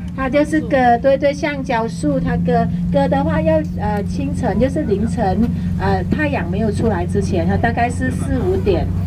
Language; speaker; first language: Chinese; non-native, fluent; Thai